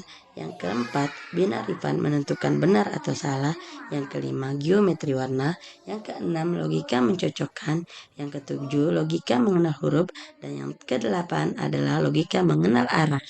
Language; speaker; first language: Indonesian; native; Indonesian